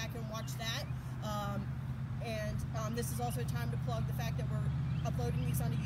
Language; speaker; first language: English; native; English